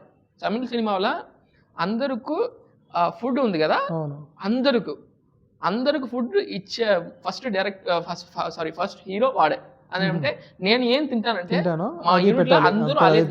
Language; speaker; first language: Telugu; non-native, learner; Tamil